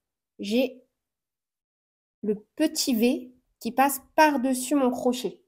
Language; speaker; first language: French; native; French